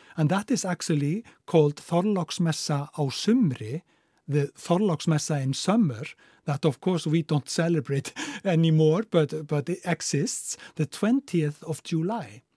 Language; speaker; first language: English; non-native, fluent; Icelandic